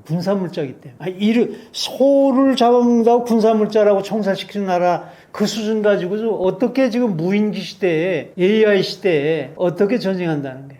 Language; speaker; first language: Korean; native; Korean